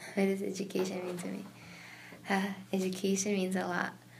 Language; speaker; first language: English; native; English